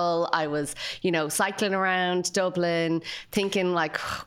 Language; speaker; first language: English; native; English